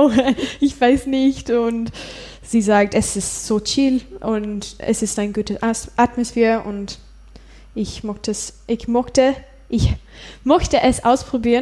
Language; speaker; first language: German; non-native, learner; English